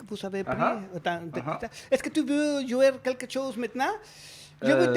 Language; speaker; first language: French; non-native, learner; Spanish